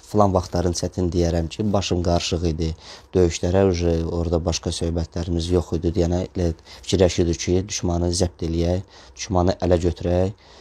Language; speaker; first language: Azerbaijani; non-native, local second language; Russian